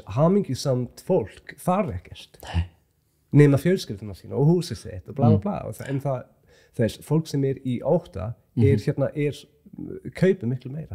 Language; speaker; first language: Icelandic; non-native, fluent; English